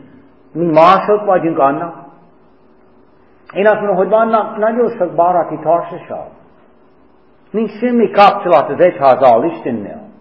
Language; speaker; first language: Hungarian; non-native, fluent; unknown